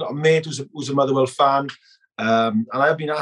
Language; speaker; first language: English; native; English